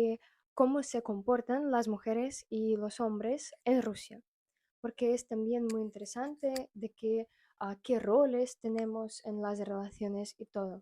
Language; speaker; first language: Spanish; non-native, fluent; Russian